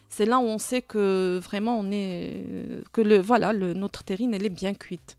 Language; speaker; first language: French; non-native, local second language; Arabic